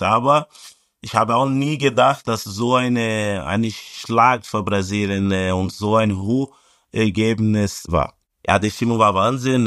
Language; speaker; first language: German; non-native, fluent; Portuguese